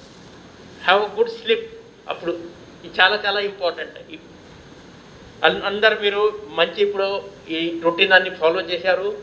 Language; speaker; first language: Telugu; non-native, local second language; Hindi